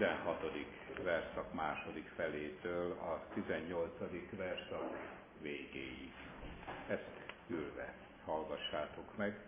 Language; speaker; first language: Hungarian; native; Hungarian